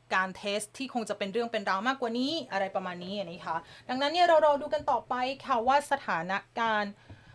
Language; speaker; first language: Thai; native; Thai